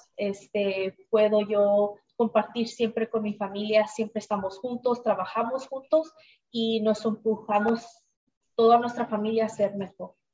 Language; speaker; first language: Spanish; early bilingual, heritage; Spanish